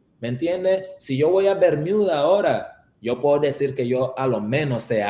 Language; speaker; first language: Spanish; early bilingual, heritage; Spanish